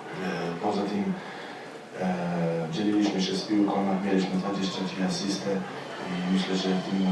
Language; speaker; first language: Polish; non-native, fluent; Slovenian